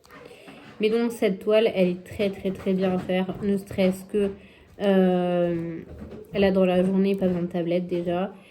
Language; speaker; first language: French; native; French